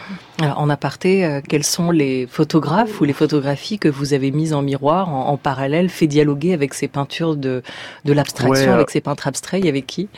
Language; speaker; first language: French; native; French